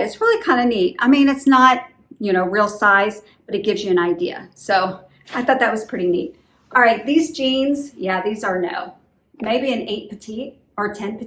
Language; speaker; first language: English; native; English